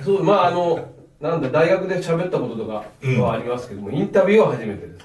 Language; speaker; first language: Japanese; native; Japanese